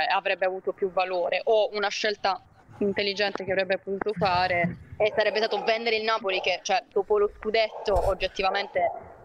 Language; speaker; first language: Italian; native; Italian